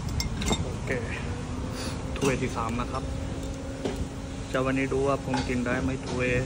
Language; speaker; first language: Thai; non-native, fluent; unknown